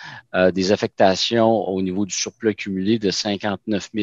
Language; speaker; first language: French; native; French